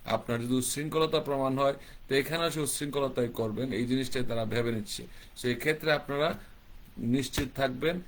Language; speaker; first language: Bangla; early bilingual, heritage; Bangla